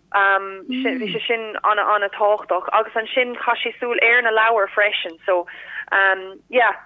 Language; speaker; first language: Irish; non-native, local second language; English